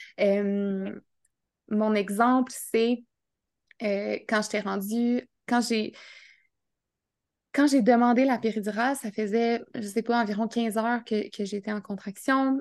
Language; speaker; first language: French; native; French